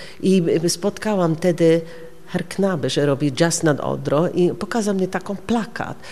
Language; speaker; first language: Polish; non-native, learner; Norwegian